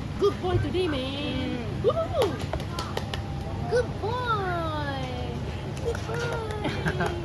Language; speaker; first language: English; non-native, fluent; Korean